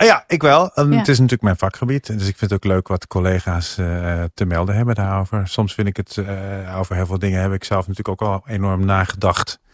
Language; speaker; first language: Dutch; native; Dutch